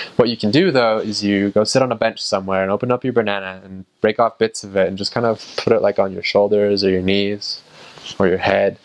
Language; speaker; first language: English; native; English